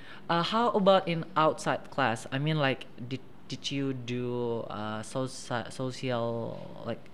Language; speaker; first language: English; non-native, fluent; Indonesian